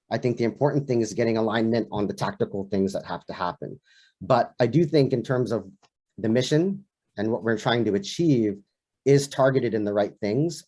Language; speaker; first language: English; native; English